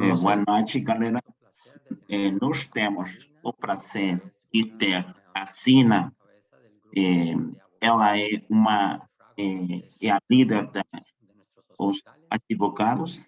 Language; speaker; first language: Portuguese; non-native, fluent; Spanish